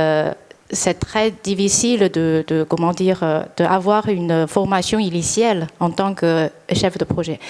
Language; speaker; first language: French; non-native, fluent; Chinese